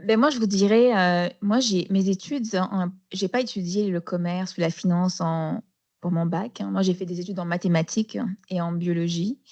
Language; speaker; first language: French; non-native, local second language; Arabic